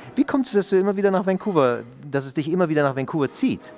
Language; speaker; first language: German; native; German